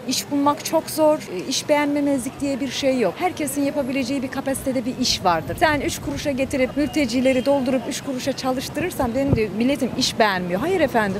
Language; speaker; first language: Turkish; native; Turkish